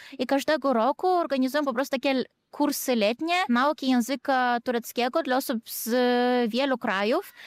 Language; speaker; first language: Polish; native; Polish